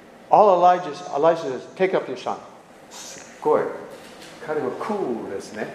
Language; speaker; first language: English; native; English